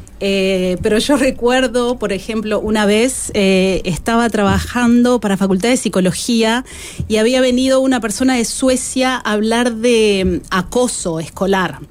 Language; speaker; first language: Spanish; native; Spanish